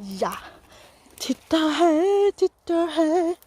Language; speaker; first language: Swedish; non-native, learner; Thai